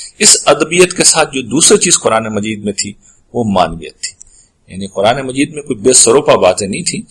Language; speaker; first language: Urdu; native; Urdu